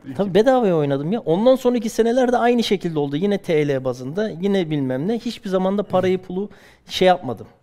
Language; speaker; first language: Turkish; early bilingual, heritage; Turkish